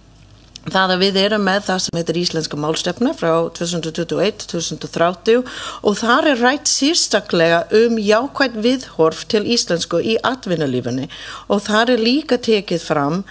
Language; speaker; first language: Icelandic; non-native, fluent; English